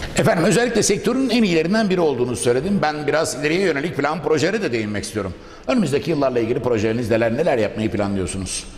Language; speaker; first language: Turkish; native; Turkish